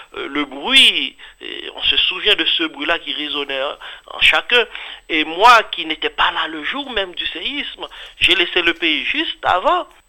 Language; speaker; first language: French; non-native, local second language; Haitian Creole